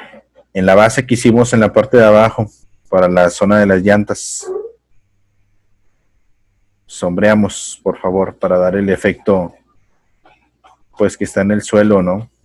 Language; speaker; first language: Spanish; native; Spanish